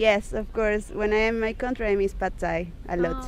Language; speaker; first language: English; non-native, fluent; Spanish